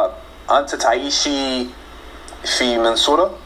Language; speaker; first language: Arabic; non-native, learner; English